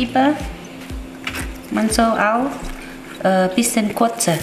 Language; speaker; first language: German; non-native, learner; Vietnamese